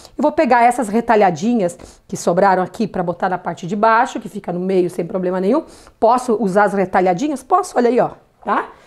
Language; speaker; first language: Portuguese; native; Portuguese